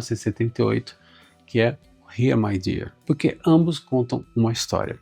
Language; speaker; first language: Portuguese; native; Portuguese